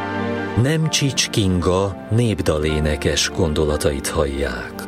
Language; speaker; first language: Hungarian; native; Hungarian